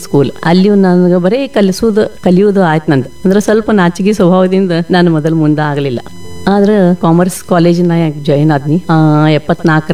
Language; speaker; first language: Kannada; non-native, local second language; Marathi